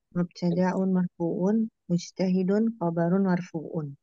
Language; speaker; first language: Arabic; non-native, learner; Indonesian